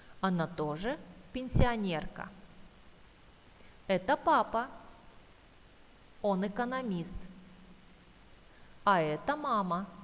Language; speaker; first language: Russian; non-native, fluent; Turkish